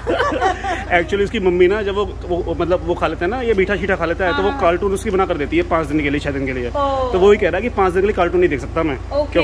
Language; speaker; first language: Hindi; native; Hindi